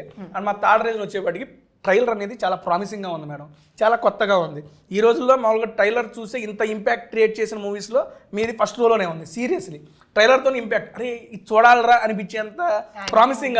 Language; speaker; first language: Telugu; native; Telugu